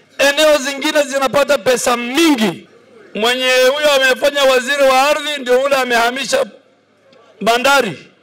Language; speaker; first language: Swahili; native; Swahili